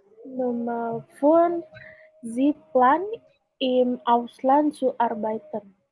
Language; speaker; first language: German; non-native, learner; Indonesian